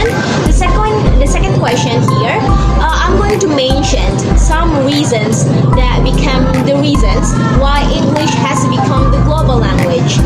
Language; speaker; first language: English; non-native, fluent; Indonesian